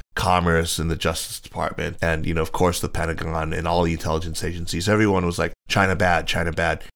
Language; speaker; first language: English; native; English